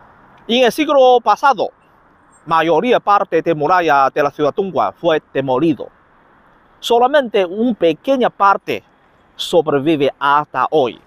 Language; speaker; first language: Spanish; non-native, learner; Chinese